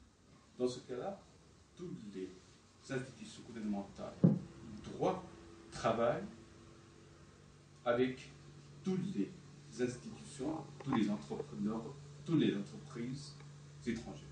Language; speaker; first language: French; non-native, fluent; Chinese